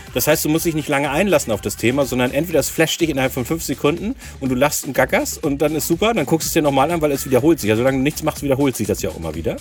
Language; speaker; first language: German; native; German